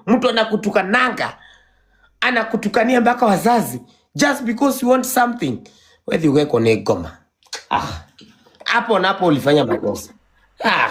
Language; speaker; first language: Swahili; non-native, local second language; Kikuyu